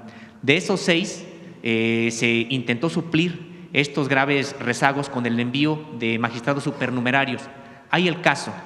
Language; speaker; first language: Spanish; native; Spanish